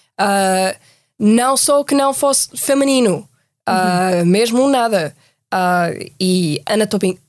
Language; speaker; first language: Portuguese; non-native, fluent; English